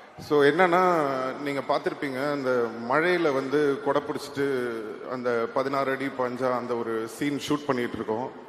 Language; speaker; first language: Tamil; native; Tamil